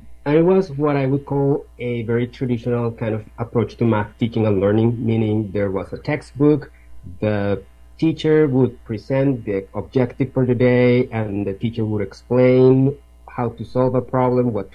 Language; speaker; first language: English; non-native, fluent; Spanish